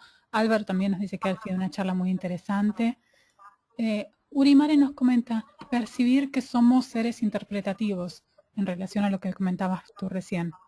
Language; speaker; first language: Spanish; native; Spanish